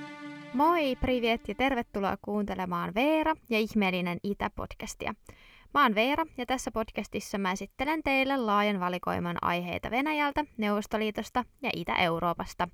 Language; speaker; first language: Finnish; native; Finnish